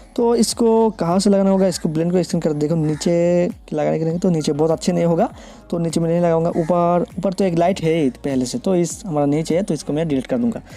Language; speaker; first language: Hindi; non-native, local second language; Bangla